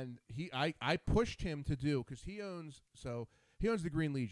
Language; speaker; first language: English; native; English